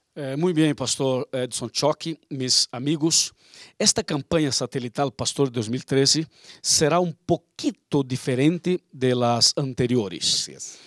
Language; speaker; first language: Portuguese; non-native, learner; Spanish